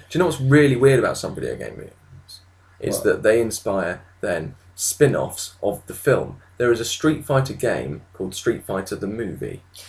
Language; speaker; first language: English; native; English